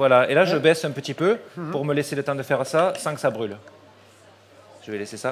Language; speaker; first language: French; native; French